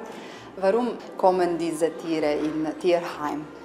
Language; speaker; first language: German; non-native, learner; Slovenian